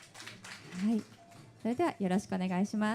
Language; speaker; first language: Japanese; native; Japanese